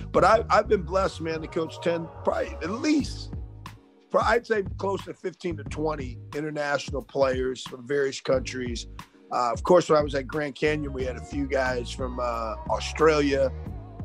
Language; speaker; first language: English; native; English